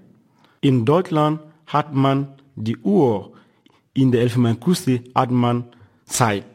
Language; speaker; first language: German; non-native, fluent; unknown